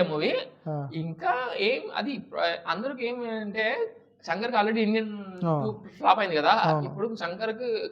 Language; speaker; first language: Telugu; non-native, learner; Tamil